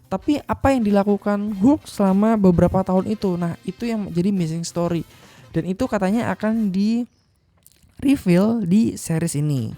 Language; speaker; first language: Indonesian; native; Indonesian